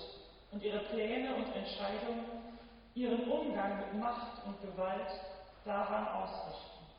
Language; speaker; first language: German; native; German